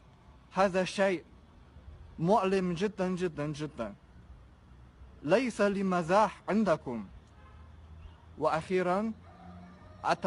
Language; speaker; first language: Arabic; non-native, fluent; Chinese